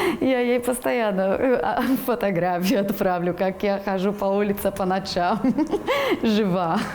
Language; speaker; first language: Russian; non-native, fluent; Portuguese